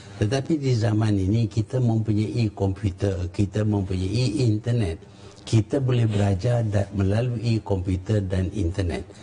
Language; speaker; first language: Malay; native; Malay